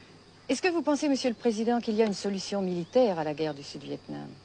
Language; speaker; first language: French; native; French